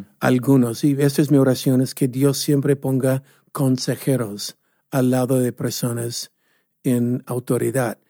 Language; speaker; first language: Spanish; non-native, fluent; English